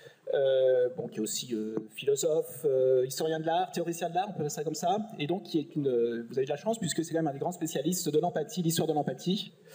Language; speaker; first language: French; native; French